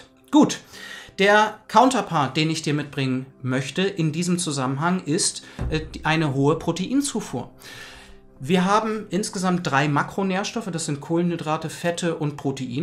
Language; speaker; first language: German; native; German